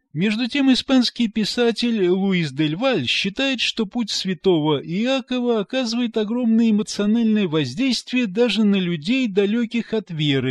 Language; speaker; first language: Russian; native; Russian